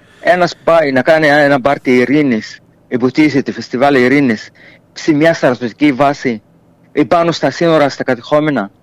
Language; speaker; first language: Greek; non-native, fluent; Arabic